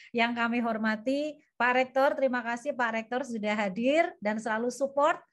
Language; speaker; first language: Indonesian; native; Indonesian